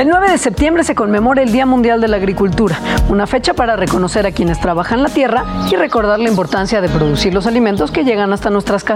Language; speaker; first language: Spanish; native; Spanish